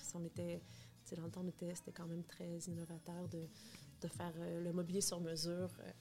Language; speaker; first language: French; native; French